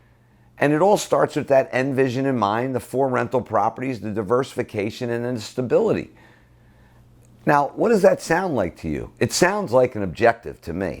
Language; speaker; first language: English; native; English